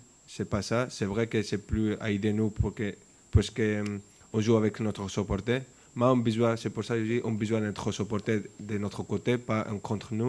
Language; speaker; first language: French; non-native, fluent; Spanish